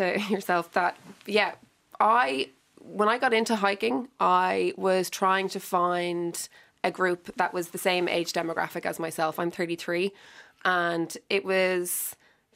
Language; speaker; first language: English; native; English